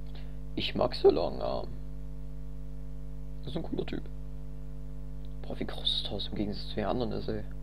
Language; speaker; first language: German; native; German